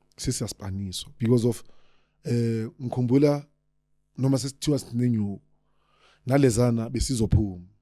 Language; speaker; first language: Zulu; native; Zulu